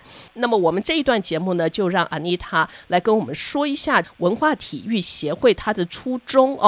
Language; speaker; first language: Chinese; native; Chinese